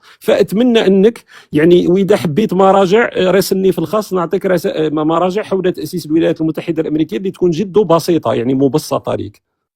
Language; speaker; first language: Arabic; native; Arabic